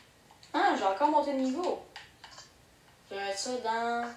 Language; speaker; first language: French; native; French